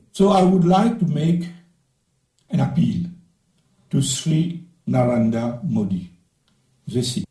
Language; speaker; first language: English; non-native, local second language; Morisyen